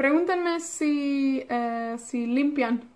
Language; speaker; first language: Spanish; non-native, fluent; Welsh